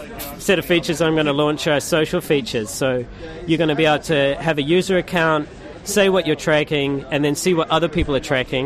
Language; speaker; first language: English; native; English